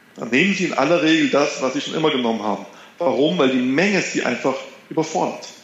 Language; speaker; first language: German; native; German